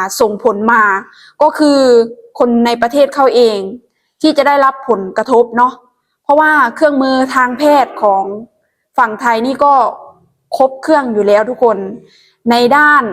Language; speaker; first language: Thai; non-native, local second language; Lao